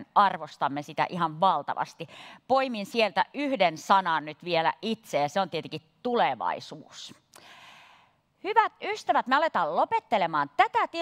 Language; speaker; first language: Finnish; native; Finnish